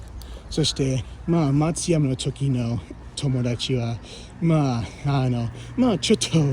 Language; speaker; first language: Japanese; non-native, fluent; English